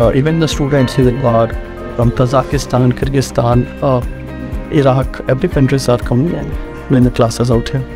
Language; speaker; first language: English; non-native, local second language; Hindi